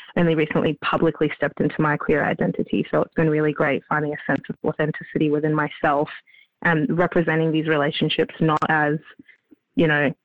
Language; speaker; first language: English; native; English